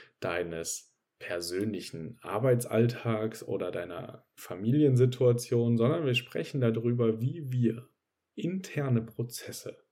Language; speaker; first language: German; native; German